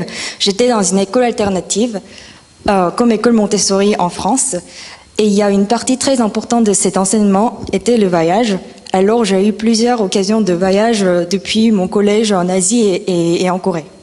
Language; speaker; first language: French; non-native, fluent; Korean